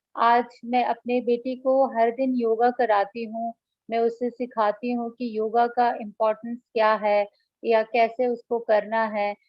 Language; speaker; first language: Hindi; non-native, local second language; Bangla